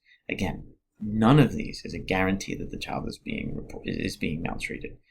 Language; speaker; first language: English; native; English